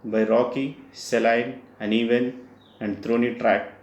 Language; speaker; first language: English; non-native, local second language; Telugu